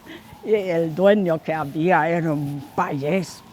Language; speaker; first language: Spanish; non-native, fluent; German